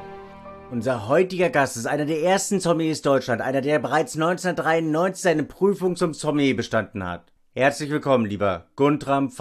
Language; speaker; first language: German; native; German